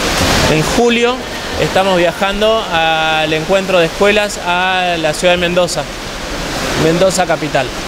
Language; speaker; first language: Spanish; native; Spanish